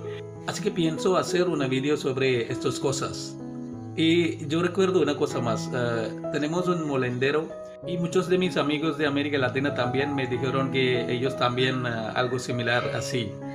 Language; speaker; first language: Spanish; non-native, learner; Malayalam